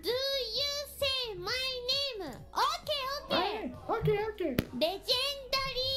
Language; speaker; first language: English; non-native, learner; Japanese